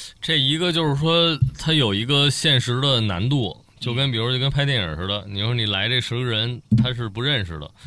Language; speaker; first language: Chinese; native; Chinese